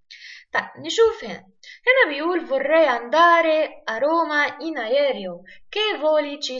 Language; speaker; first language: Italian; non-native, fluent; Arabic